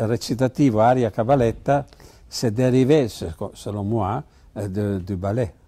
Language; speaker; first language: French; non-native, fluent; Italian